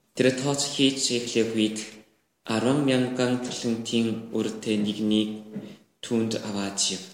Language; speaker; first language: Mongolian; non-native, learner; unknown